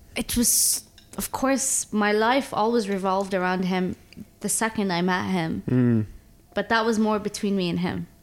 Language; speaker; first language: English; early bilingual, other home language; Arabic